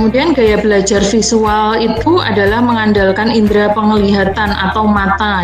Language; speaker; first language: Indonesian; native; Indonesian